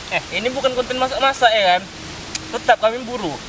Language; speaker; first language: Indonesian; native; Indonesian